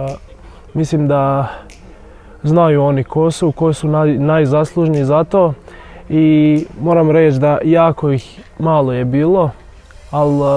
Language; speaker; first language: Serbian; non-native, fluent; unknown